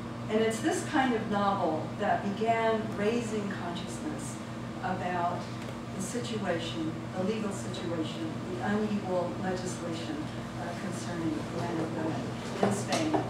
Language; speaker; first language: English; native; English